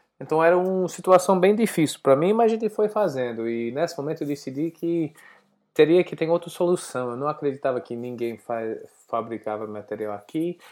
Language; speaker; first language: Portuguese; non-native, learner; English